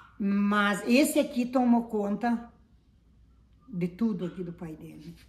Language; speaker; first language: Portuguese; native; Portuguese